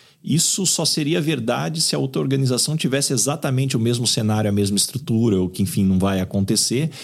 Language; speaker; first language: Portuguese; native; Portuguese